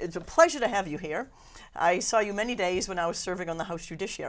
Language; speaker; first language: English; native; English